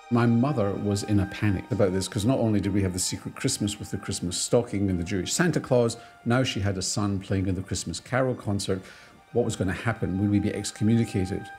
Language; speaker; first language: English; native; English